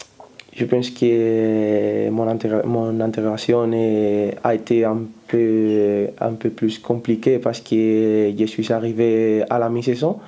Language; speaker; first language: French; non-native, learner; Spanish